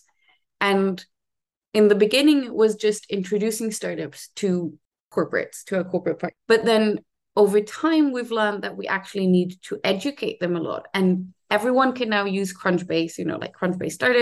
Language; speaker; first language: English; non-native, fluent; Hebrew